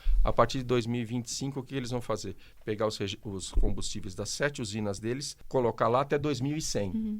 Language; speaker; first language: Portuguese; native; Portuguese